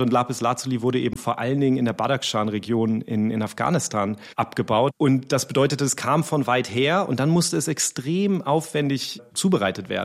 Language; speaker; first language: German; native; German